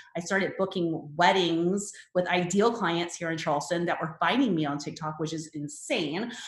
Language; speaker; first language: English; native; English